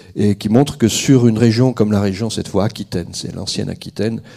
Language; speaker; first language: French; native; French